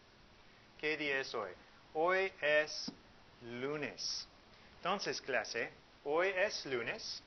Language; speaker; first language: Spanish; non-native, fluent; English